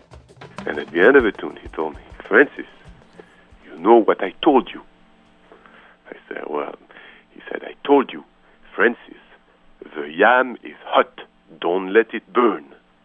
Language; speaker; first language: English; non-native, fluent; French